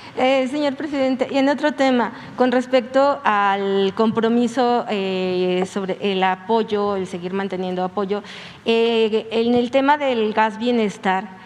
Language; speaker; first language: Spanish; native; Spanish